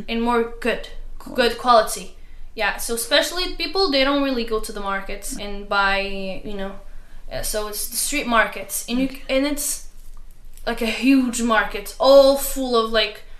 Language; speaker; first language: English; non-native, learner; Arabic